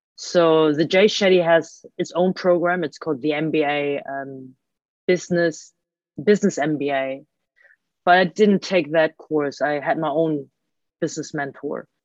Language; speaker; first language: English; early bilingual, other home language; Cantonese